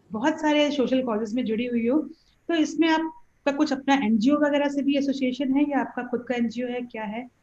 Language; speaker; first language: Hindi; native; Hindi